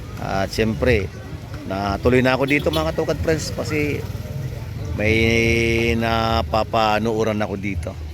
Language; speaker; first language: Filipino; non-native, local second language; Bikol